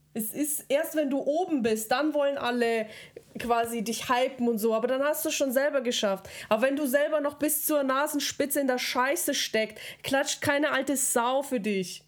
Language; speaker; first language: German; early bilingual, other home language; Russian